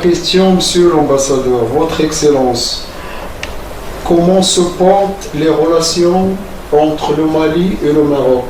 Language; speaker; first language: French; non-native, local second language; Arabic